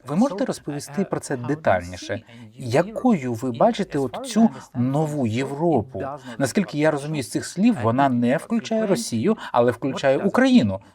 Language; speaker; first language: Ukrainian; native; Ukrainian